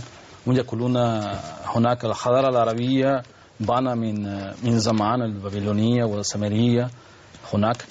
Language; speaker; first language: Arabic; non-native, learner; Spanish